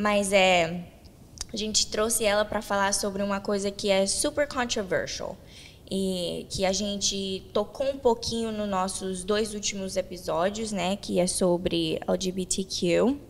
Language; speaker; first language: Portuguese; early bilingual, heritage; Portuguese